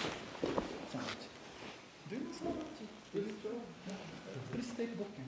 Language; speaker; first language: English; non-native, learner; Japanese